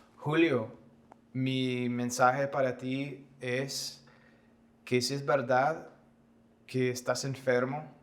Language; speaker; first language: Spanish; non-native, fluent; English